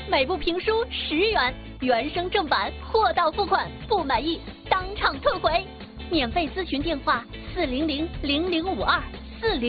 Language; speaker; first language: Chinese; native; Chinese